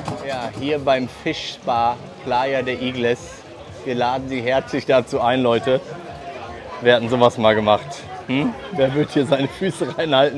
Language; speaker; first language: German; native; German